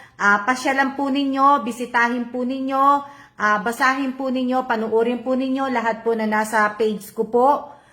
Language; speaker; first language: Filipino; native; Filipino